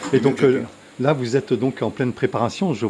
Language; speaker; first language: French; native; French